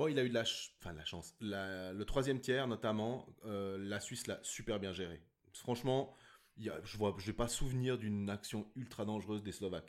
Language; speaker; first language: French; native; French